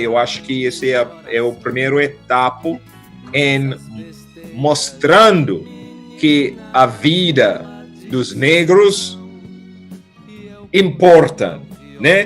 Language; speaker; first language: Portuguese; non-native, fluent; English